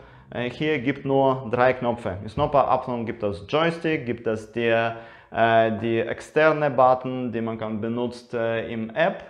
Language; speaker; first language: German; non-native, learner; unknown